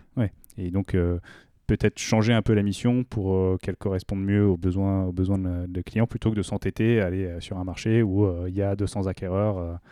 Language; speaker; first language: French; native; French